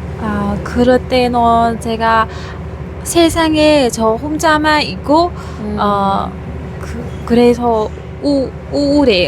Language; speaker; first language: Korean; non-native, learner; Burmese